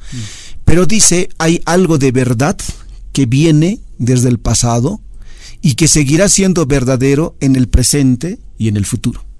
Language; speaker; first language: Spanish; native; Spanish